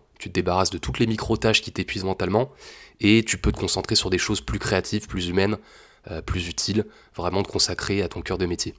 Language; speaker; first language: French; native; French